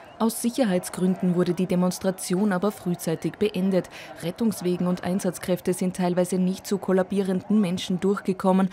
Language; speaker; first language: German; native; German